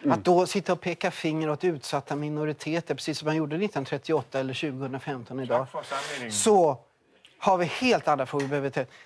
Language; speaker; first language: Swedish; native; Swedish